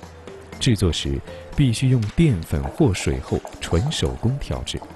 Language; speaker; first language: Chinese; native; Chinese